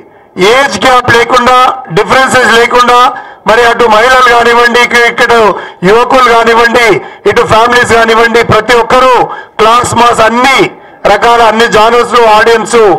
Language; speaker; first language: Telugu; native; Telugu